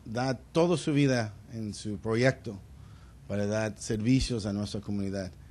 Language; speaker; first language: Spanish; early bilingual, other home language; English